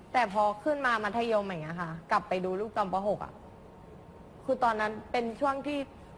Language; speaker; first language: Thai; native; Thai